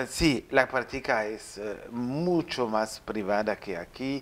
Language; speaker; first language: Spanish; non-native, learner; French